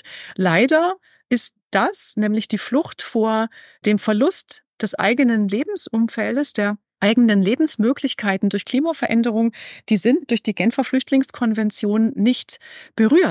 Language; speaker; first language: German; native; German